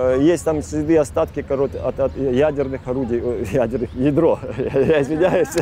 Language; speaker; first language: Russian; non-native, local second language; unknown